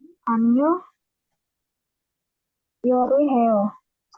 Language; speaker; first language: Korean; non-native, learner; Indonesian